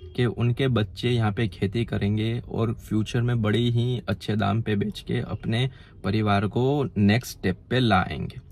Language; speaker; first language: Hindi; non-native, local second language; Gujarati